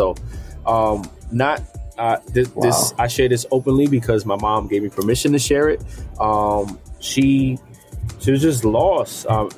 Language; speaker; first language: English; early bilingual, other home language; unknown